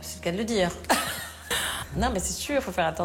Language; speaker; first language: French; native; French